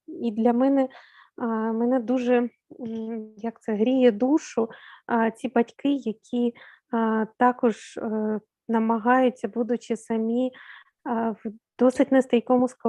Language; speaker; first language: Ukrainian; native; Ukrainian